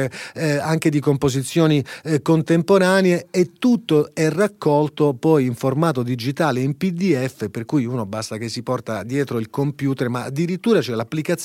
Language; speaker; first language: Italian; native; Italian